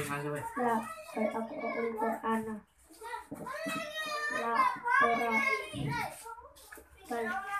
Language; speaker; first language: Arabic; non-native, learner; Javanese